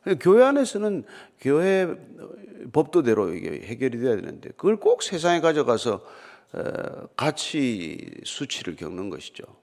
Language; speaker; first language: Korean; native; Korean